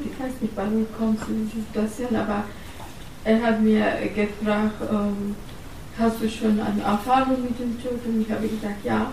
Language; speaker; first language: German; non-native, learner; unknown